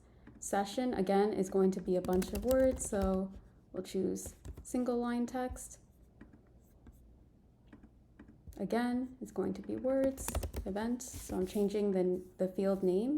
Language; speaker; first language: English; native; English